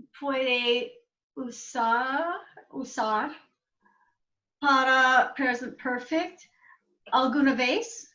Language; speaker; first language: Spanish; non-native, learner; English